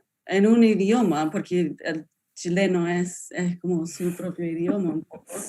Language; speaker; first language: Spanish; non-native, fluent; English